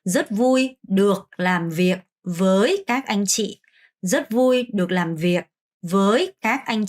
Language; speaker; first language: Vietnamese; non-native, fluent; Korean